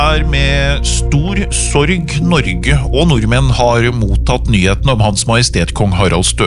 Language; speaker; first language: Norwegian; native; Norwegian